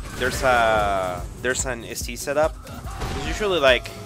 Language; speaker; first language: English; non-native, fluent; Spanish